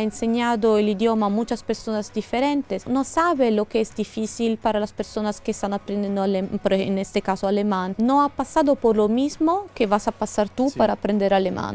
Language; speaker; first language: Spanish; non-native, fluent; Italian